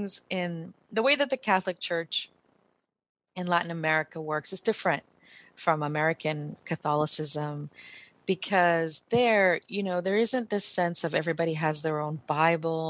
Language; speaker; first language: English; early bilingual, other home language; Spanish